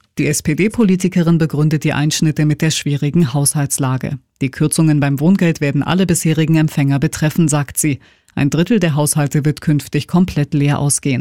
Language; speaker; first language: German; native; German